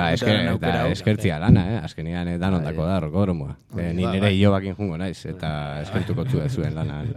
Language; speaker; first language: Basque; native; Basque